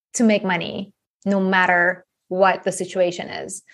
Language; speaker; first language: English; non-native, fluent; Persian